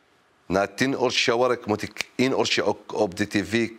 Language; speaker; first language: Dutch; non-native, learner; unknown